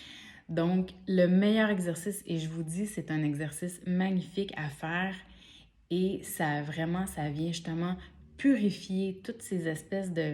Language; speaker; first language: French; native; French